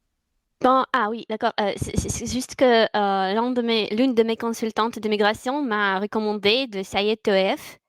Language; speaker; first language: French; non-native, fluent; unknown